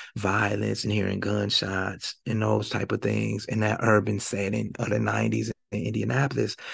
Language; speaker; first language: English; native; English